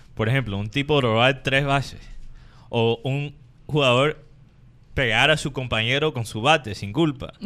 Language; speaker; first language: Spanish; non-native, fluent; English